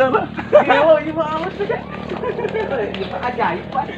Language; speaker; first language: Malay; non-native, local second language; Sundanese